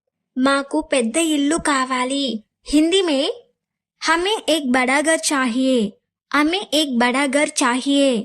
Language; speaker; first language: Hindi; non-native, local second language; Telugu